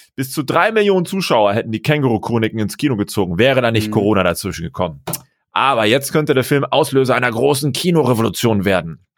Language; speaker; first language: German; native; German